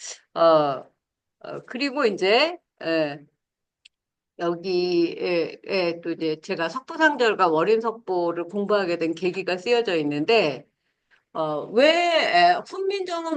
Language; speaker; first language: Korean; native; Korean